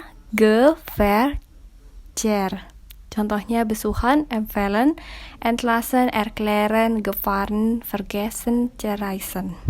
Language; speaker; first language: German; non-native, fluent; Indonesian